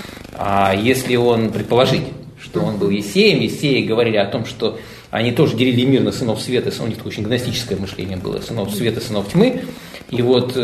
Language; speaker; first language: Russian; native; Russian